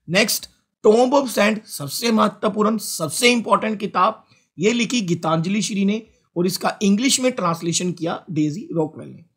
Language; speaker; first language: Hindi; non-native, local second language; Punjabi